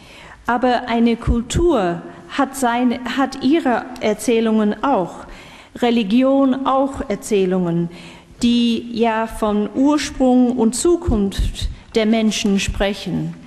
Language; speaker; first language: German; non-native, fluent; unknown